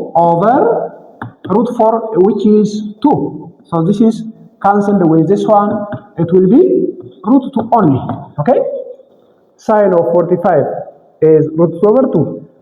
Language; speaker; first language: English; non-native, local second language; Amharic